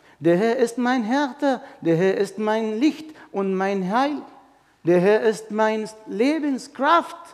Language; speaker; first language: German; non-native, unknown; Arabic